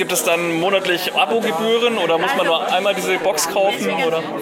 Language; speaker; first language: German; native; German